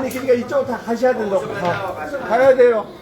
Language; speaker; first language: Korean; native; Korean